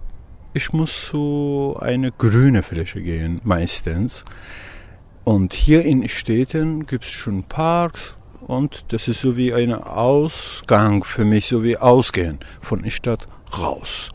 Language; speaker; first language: German; non-native, learner; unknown